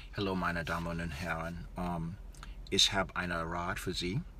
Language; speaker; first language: German; non-native, learner; English